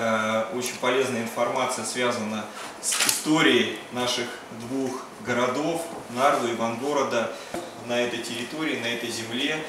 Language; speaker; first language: Russian; native; Russian